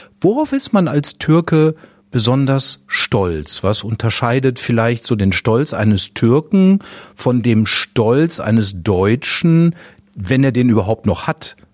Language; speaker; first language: German; native; German